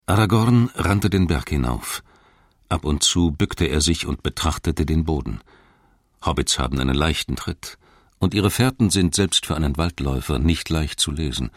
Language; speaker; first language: German; native; German